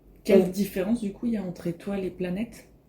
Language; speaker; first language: French; native; French